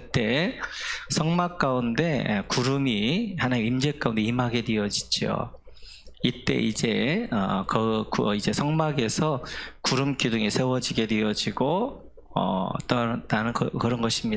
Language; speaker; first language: Korean; native; Korean